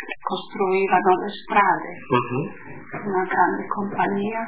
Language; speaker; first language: Italian; early bilingual, heritage; Italian